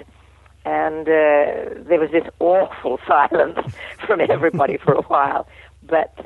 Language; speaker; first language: English; native; English